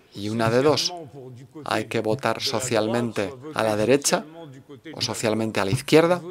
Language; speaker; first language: Spanish; non-native, fluent; German